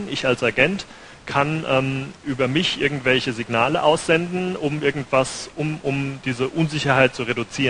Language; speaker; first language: German; native; German